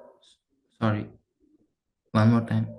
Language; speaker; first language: English; non-native, learner; Uzbek